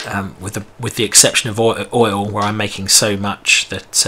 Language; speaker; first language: English; native; English